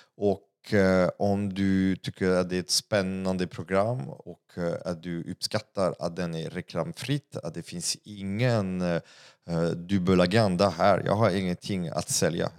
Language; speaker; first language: Swedish; non-native, fluent; French